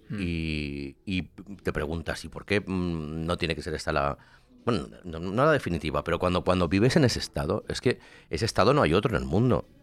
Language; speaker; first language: Spanish; native; Spanish